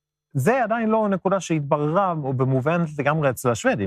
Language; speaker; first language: Hebrew; non-native, fluent; Swedish